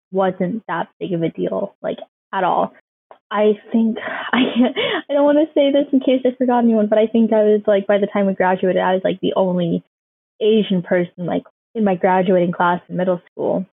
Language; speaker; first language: English; native; English